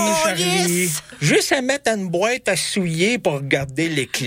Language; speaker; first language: French; native; French